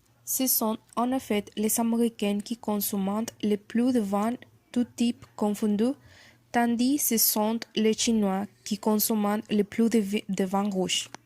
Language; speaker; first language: French; non-native, learner; Spanish